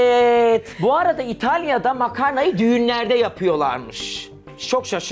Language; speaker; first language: Turkish; native; Turkish